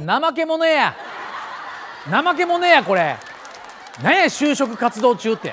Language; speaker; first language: Japanese; native; Japanese